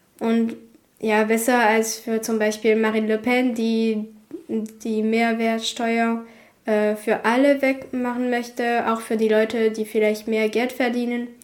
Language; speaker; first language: German; non-native, fluent; French